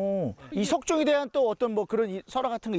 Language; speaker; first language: Korean; native; Korean